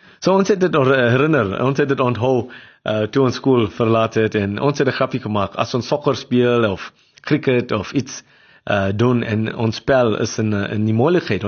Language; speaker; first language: Afrikaans; non-native, local second language; English